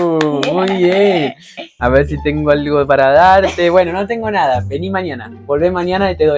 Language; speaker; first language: Spanish; native; Spanish